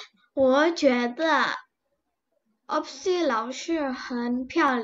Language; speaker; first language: Chinese; non-native, learner; Indonesian